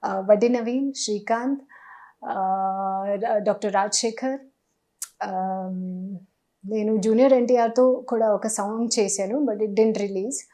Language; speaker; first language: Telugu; non-native, learner; Hindi